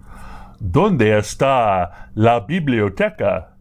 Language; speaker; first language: Spanish; non-native, learner; English